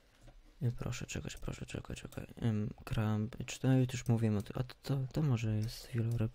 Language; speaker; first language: Polish; early bilingual, heritage; Polish